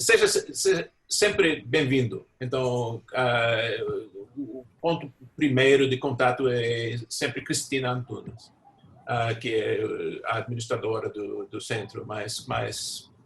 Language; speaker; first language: Portuguese; non-native, fluent; English